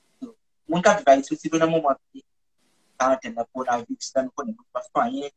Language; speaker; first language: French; non-native, local second language; Haitian Creole